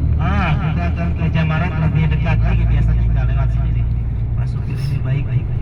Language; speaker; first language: Indonesian; native; Indonesian